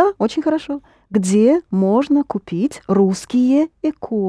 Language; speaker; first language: Russian; non-native, fluent; English